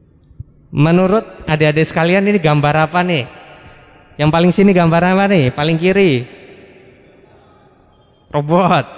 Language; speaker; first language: Indonesian; native; Indonesian